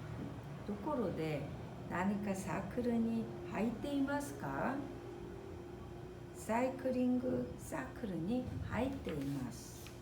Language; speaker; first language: Japanese; non-native, fluent; Korean